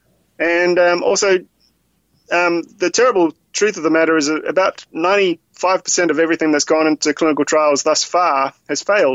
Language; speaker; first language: English; native; English